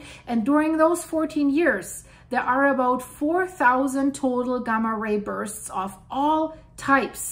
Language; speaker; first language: English; non-native, fluent; German